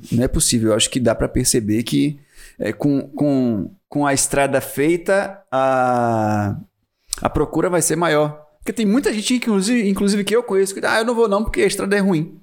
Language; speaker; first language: Portuguese; native; Portuguese